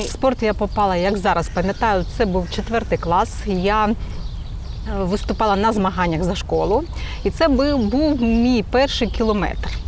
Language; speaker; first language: Ukrainian; non-native, local second language; Russian